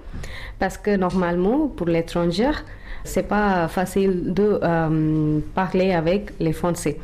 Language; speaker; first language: French; non-native, learner; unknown